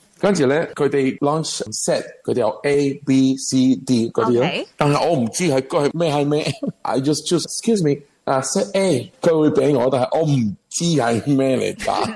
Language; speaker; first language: Cantonese; non-native, learner; Spanish